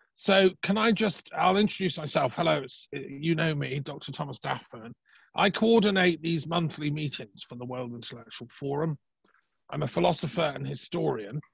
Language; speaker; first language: English; native; English